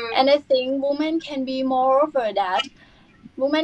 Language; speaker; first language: English; non-native, learner; Thai